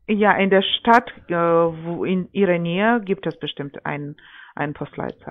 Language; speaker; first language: German; non-native, fluent; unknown